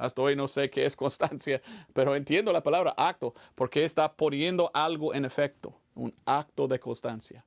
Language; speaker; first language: Spanish; non-native, fluent; English